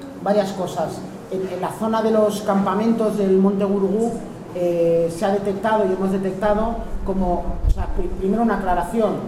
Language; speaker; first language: Spanish; native; Spanish